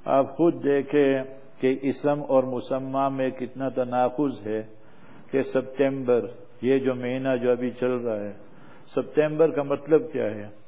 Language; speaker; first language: Urdu; non-native, fluent; English